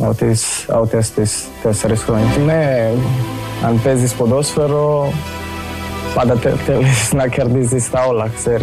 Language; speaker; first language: Greek; non-native, learner; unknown